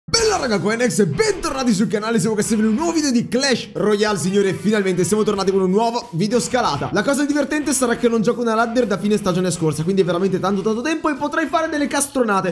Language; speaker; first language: Italian; native; Italian